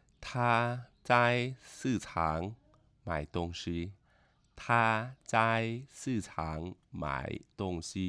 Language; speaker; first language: Chinese; non-native, fluent; Khmer